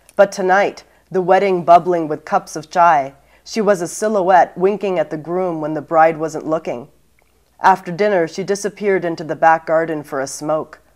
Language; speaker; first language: English; native; English